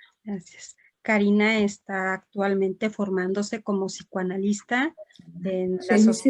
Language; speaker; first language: Spanish; native; Spanish